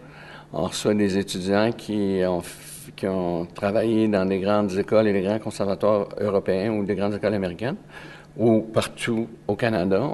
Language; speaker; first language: French; native; French